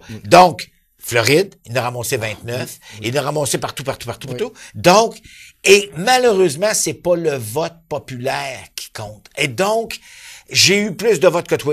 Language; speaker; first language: French; native; French